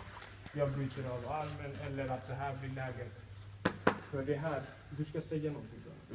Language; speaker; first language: Swedish; native; Swedish